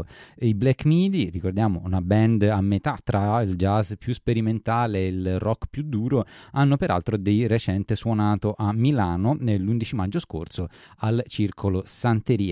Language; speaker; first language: Italian; native; Italian